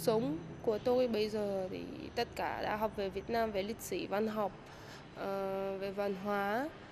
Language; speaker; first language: Vietnamese; non-native, fluent; Russian